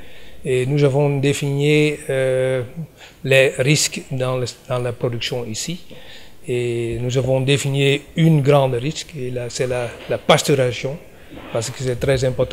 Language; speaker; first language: French; non-native, learner; Dutch